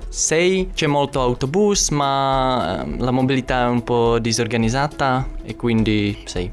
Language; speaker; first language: Italian; non-native, learner; Czech